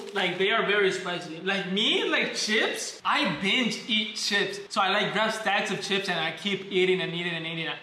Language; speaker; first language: English; non-native, fluent; Spanish